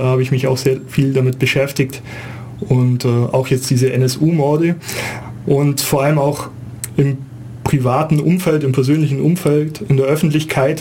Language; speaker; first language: German; native; German